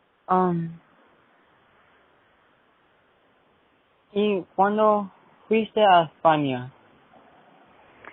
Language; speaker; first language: Spanish; early bilingual, heritage; Spanish